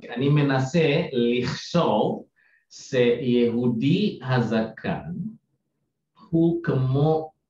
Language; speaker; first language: Hebrew; non-native, learner; Indonesian